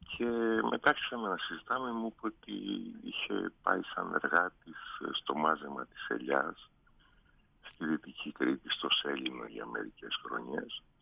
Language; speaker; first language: Greek; native; Greek